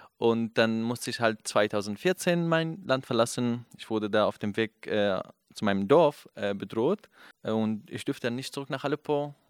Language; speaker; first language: German; non-native, fluent; Kurdish